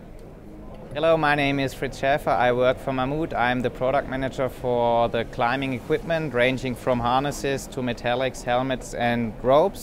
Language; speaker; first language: English; non-native, fluent; German